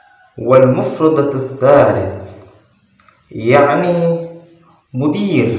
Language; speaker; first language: Arabic; non-native, learner; Indonesian